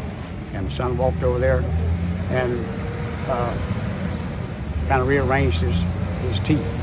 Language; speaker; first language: English; native; English